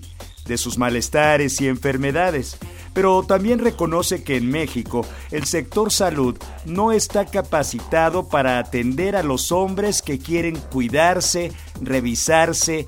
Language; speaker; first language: Spanish; native; Spanish